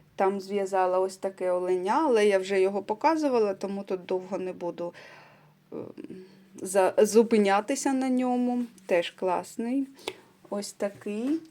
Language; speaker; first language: Ukrainian; non-native, local second language; Russian